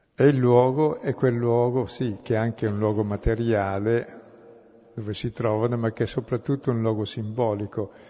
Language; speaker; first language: Italian; non-native, local second language; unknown